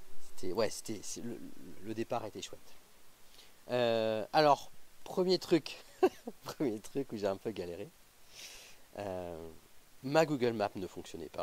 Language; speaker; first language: French; native; French